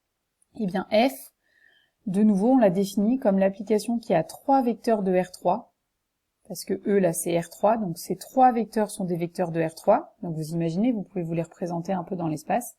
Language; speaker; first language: French; native; French